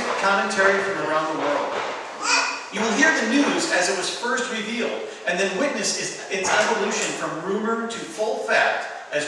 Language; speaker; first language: English; native; English